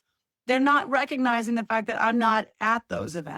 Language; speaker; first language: English; native; English